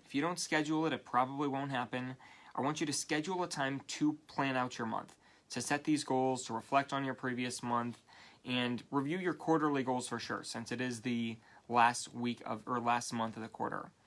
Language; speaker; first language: English; native; English